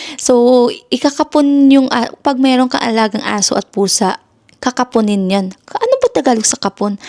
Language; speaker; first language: Filipino; non-native, local second language; Hiligaynon